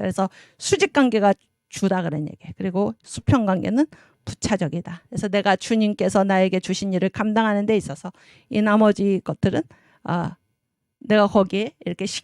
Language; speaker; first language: Korean; native; Korean